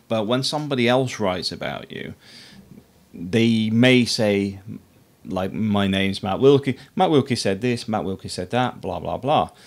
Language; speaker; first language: English; native; English